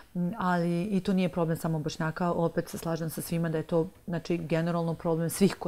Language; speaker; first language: Serbian; native; Serbian